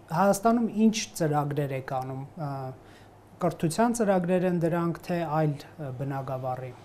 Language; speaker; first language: Armenian; native; Armenian